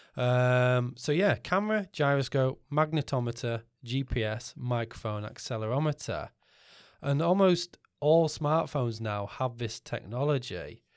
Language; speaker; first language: English; native; English